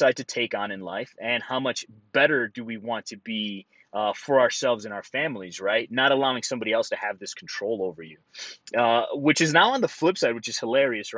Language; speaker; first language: English; early bilingual, other home language; Spanish